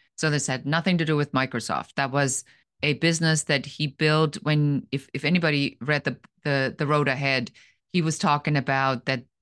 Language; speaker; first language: English; non-native, fluent; German